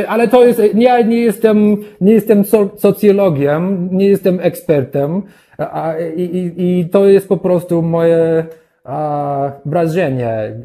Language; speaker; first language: Polish; non-native, learner; English